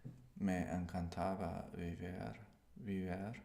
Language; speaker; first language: Spanish; non-native, learner; English